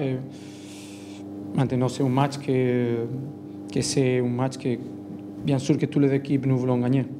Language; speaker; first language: French; non-native, learner; Spanish